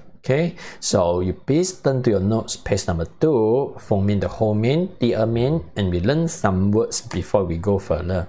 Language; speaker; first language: English; non-native, local second language; Chinese